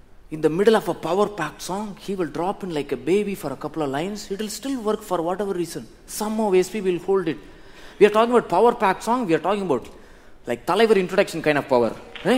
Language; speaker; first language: English; non-native, local second language; Tamil